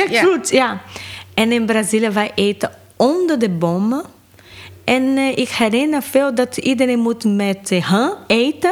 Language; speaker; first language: Dutch; non-native, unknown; Portuguese